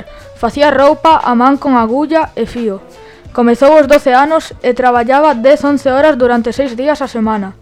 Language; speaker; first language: Galician; native; Galician